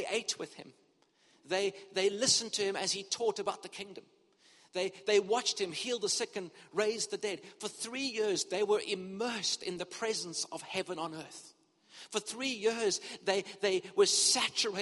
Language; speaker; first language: English; native; English